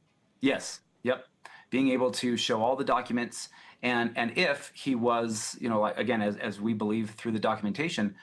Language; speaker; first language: English; native; English